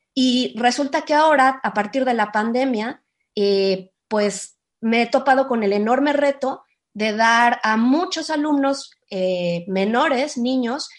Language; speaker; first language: Spanish; native; Spanish